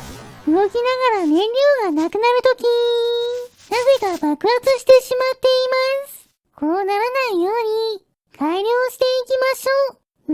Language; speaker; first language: Japanese; native; Japanese